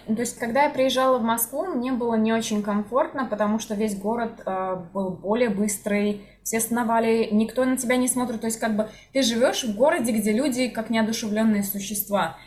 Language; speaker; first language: Russian; native; Russian